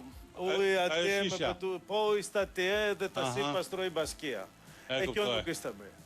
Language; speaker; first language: Albanian; non-native, learner; Greek